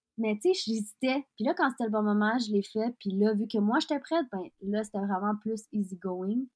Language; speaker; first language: French; early bilingual, other home language; Russian